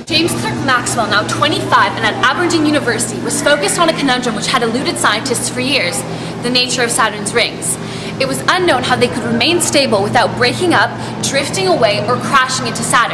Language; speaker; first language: English; native; English